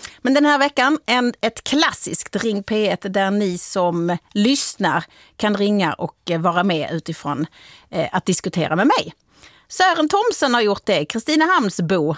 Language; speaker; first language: Swedish; native; Swedish